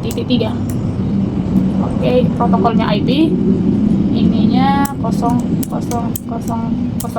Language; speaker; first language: Indonesian; native; Indonesian